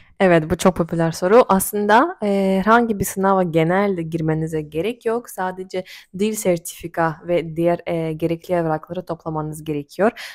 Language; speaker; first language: Turkish; non-native, fluent; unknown